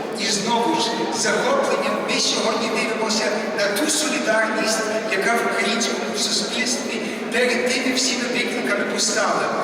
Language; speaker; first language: Ukrainian; early bilingual, heritage; Ukrainian